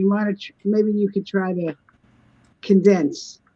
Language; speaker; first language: English; native; English